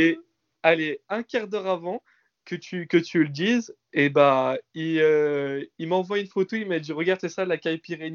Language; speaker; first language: French; native; French